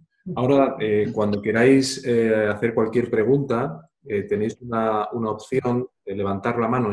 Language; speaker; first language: Spanish; native; Spanish